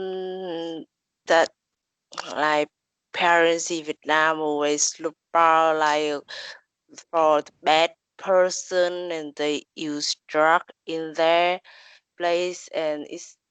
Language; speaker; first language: English; non-native, learner; Vietnamese